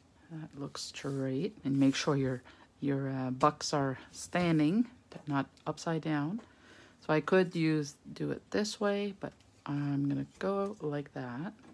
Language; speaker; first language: English; native; English